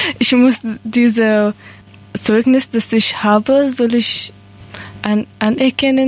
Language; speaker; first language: German; non-native, learner; Persian